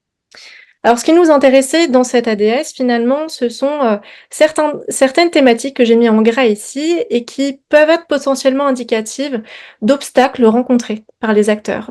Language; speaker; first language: French; native; French